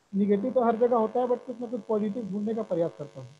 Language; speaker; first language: Hindi; native; Hindi